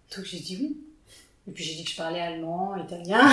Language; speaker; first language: French; native; French